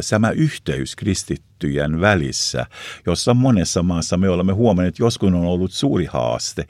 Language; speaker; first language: Finnish; non-native, local second language; Swedish